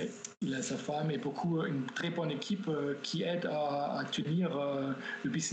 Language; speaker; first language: French; non-native, fluent; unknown